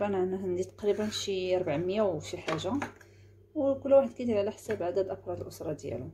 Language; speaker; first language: Arabic; native; Arabic